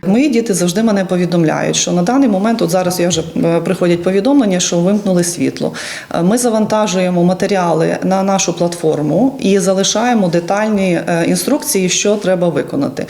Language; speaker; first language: Ukrainian; native; Ukrainian